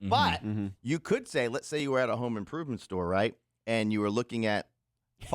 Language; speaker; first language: English; native; English